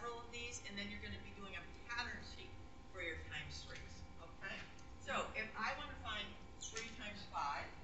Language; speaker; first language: English; native; English